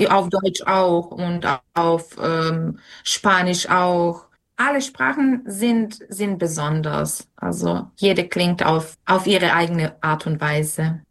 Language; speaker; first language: German; non-native, fluent; Serbian